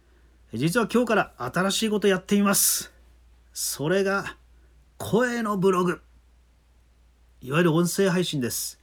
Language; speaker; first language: Japanese; native; Japanese